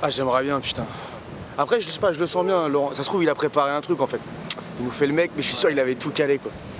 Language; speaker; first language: French; native; French